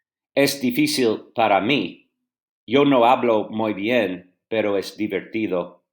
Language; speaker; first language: Spanish; non-native, fluent; English